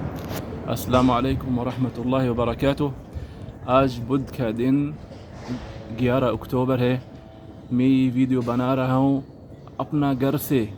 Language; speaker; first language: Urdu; non-native, learner; Arabic